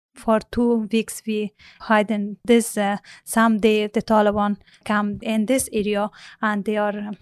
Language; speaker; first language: English; non-native, learner; Persian